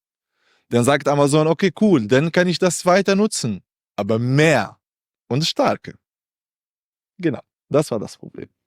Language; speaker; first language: German; non-native, learner; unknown